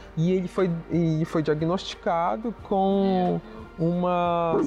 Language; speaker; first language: Portuguese; native; Portuguese